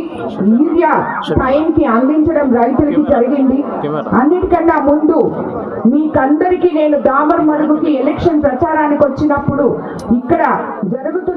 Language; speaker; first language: Telugu; native; Telugu